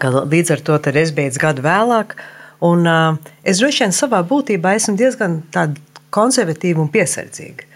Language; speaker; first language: Latvian; early bilingual, heritage; Latvian